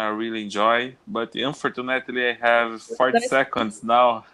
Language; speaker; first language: English; non-native, learner; Portuguese